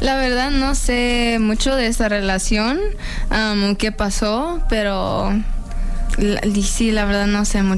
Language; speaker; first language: Spanish; non-native, learner; English